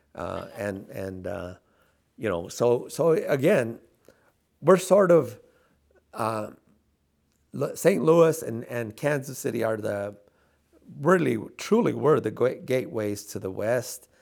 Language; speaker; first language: English; native; English